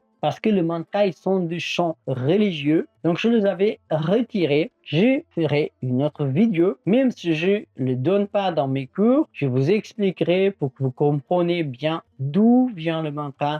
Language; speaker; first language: French; non-native, fluent; Portuguese